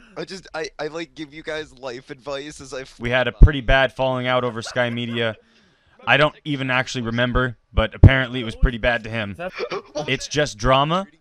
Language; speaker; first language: English; native; English